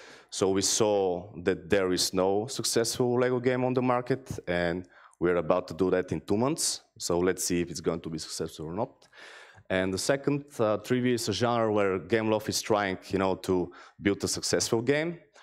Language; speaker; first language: English; non-native, fluent; Bulgarian